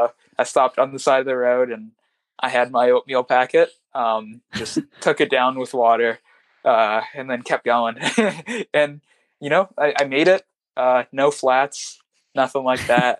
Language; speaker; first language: English; non-native, local second language; Swahili